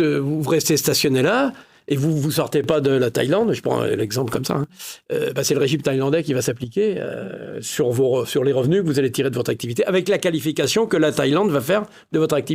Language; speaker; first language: French; native; French